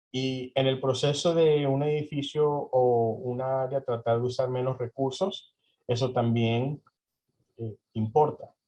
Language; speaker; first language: Spanish; early bilingual, heritage; Spanish